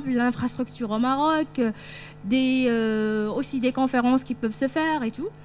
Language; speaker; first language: French; non-native, local second language; Arabic